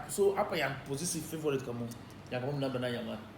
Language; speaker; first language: Indonesian; non-native, fluent; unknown